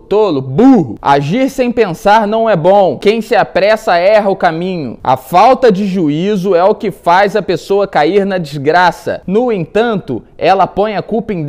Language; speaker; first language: Portuguese; native; Portuguese